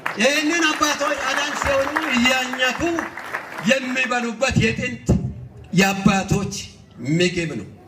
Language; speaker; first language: Amharic; non-native, local second language; Hadiyya